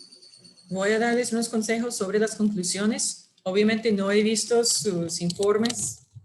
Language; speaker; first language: Spanish; non-native, fluent; English